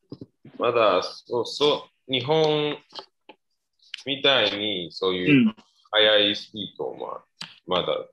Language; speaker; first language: Japanese; non-native, learner; Chinese